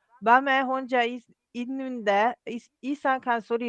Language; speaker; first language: Korean; non-native, learner; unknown